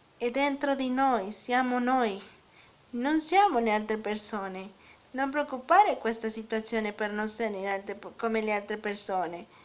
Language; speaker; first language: Italian; non-native, learner; Spanish